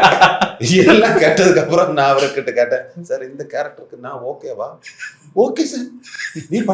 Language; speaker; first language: Tamil; non-native, learner; Malayalam